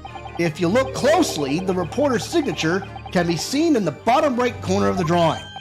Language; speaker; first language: English; native; English